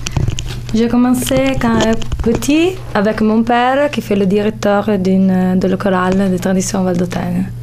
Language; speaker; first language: French; non-native, local second language; Italian